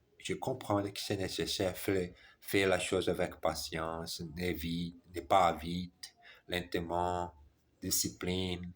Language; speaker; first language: French; non-native, learner; German